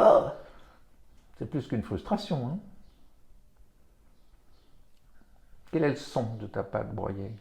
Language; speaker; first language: French; native; French